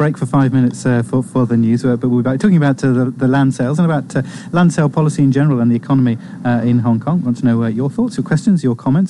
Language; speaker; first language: English; native; English